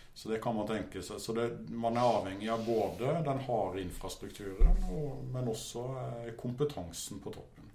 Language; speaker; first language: Norwegian; native; Norwegian